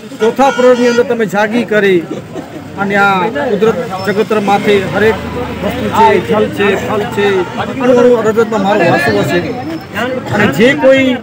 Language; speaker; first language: Gujarati; non-native, local second language; Kachhi